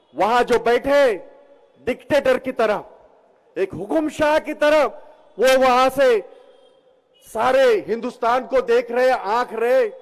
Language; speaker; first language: Hindi; non-native, local second language; Marathi